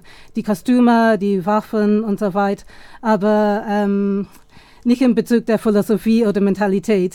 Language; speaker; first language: German; non-native, fluent; English